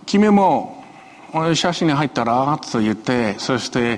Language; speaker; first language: Japanese; non-native, fluent; Chinese